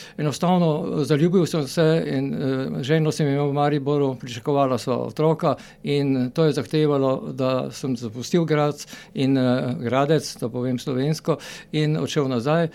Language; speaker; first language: Slovenian; native; Slovenian